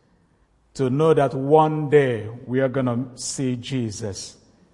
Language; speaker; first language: English; non-native, local second language; Igbo